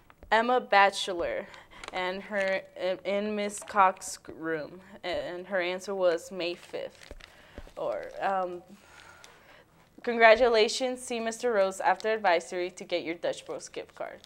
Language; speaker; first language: English; early bilingual, other home language; Spanish